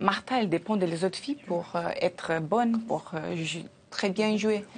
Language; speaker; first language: French; non-native, learner; Portuguese